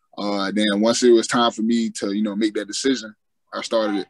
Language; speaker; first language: English; native; English